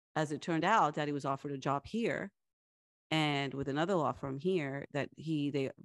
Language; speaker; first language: English; early bilingual, other home language; Spanish